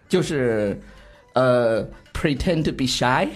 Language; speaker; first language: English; non-native, fluent; Chinese